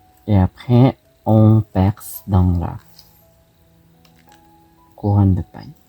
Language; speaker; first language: French; non-native, fluent; Thai